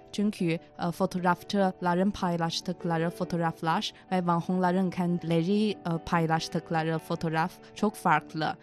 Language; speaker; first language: Turkish; non-native, fluent; Chinese